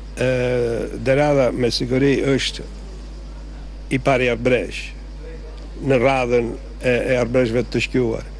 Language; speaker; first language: Albanian; early bilingual, heritage; Albanian